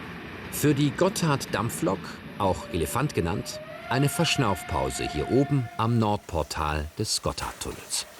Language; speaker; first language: German; native; German